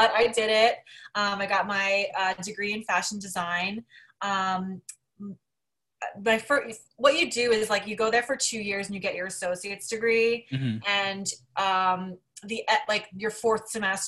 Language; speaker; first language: English; native; English